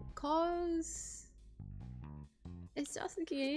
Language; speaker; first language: English; non-native, learner; Japanese